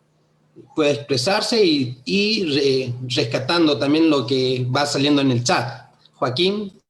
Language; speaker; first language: Spanish; native; Spanish